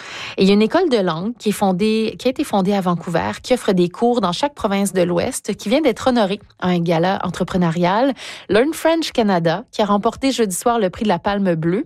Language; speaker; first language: French; native; French